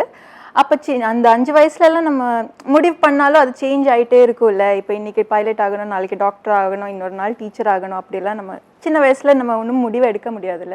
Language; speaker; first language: Tamil; early bilingual, heritage; Tamil